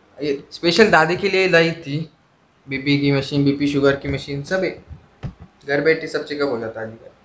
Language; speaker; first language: Hindi; non-native, local second language; Marathi